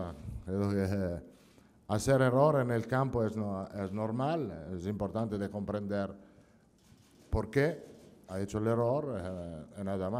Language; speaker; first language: Spanish; non-native, fluent; Italian